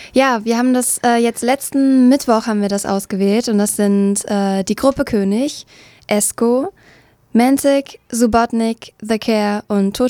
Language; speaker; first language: German; native; German